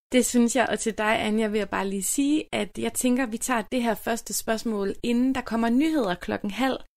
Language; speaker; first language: Danish; native; Danish